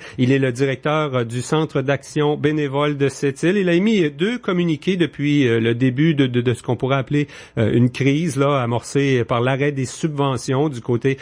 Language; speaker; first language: French; native; French